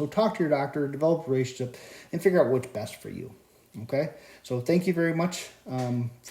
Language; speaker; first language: English; native; English